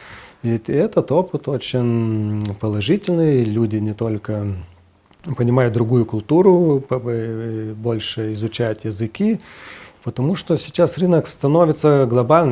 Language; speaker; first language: Russian; non-native, fluent; Lithuanian